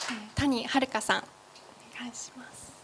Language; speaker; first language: Japanese; native; Japanese